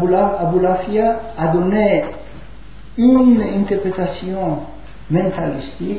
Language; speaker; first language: French; non-native, fluent; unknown